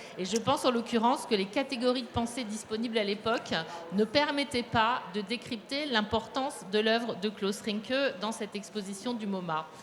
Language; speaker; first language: French; native; French